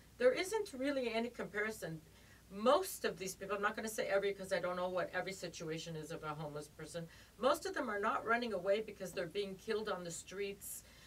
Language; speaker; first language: English; native; English